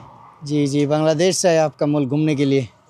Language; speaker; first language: Hindi; non-native, learner; Bangla